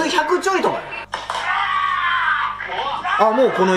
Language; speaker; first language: Japanese; native; Japanese